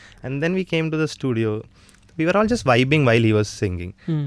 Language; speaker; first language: English; early bilingual, other home language; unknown